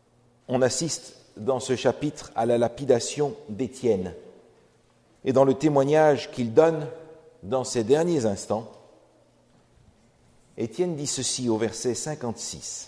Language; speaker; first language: French; native; French